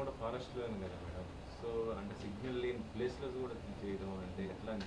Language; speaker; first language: Telugu; native; Telugu